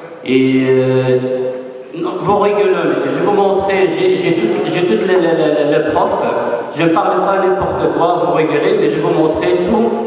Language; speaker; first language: French; non-native, fluent; Arabic